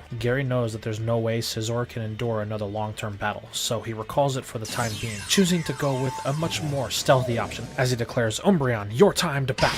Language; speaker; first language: English; native; English